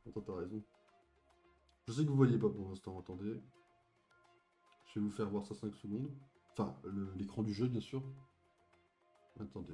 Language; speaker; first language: French; native; French